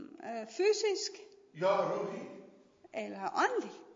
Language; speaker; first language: Danish; non-native, learner; Persian